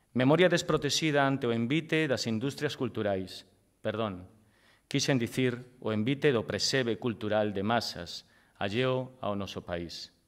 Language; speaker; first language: Galician; native; Galician